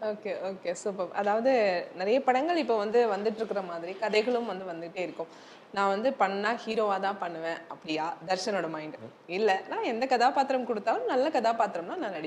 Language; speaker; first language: Tamil; native; Tamil